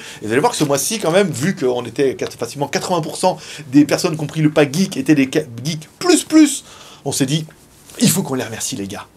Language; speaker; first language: French; native; French